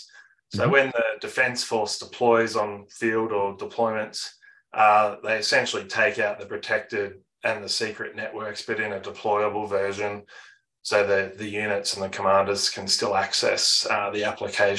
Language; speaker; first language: English; native; English